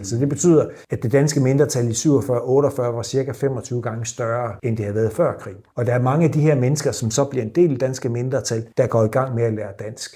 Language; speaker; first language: Danish; native; Danish